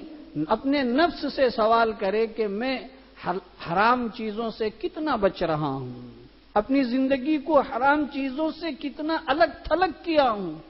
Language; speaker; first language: Urdu; native; Urdu